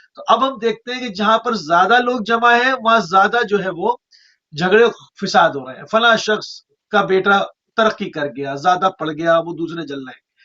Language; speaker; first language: Urdu; native; Urdu